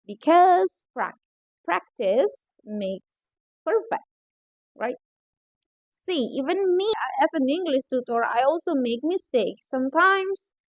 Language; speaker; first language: English; non-native, fluent; Indonesian